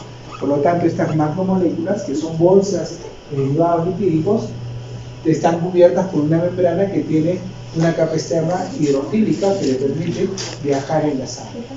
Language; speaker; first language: Spanish; native; Spanish